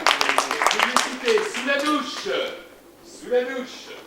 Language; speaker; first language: French; native; French